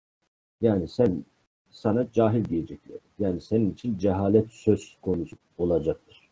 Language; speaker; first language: Turkish; native; Turkish